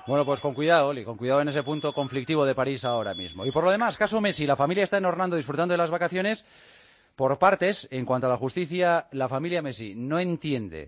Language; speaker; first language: Spanish; native; Spanish